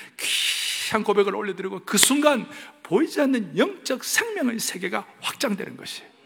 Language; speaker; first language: Korean; native; Korean